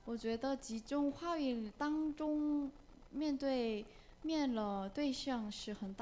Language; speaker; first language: Chinese; non-native, learner; Korean